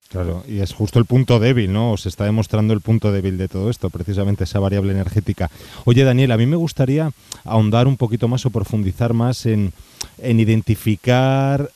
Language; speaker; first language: Spanish; native; Spanish